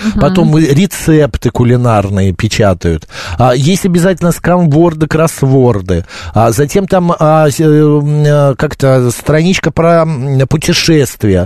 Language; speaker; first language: Russian; native; Russian